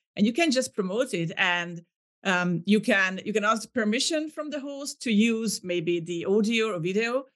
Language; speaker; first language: English; non-native, fluent; Hungarian